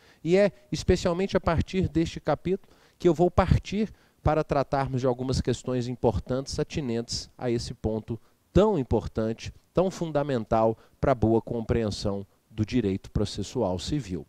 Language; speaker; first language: Portuguese; native; Portuguese